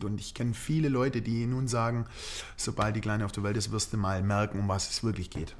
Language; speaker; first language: German; native; German